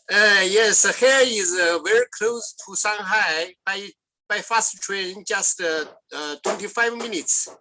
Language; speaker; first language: English; non-native, learner; Chinese